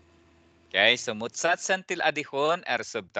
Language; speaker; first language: Swedish; non-native, fluent; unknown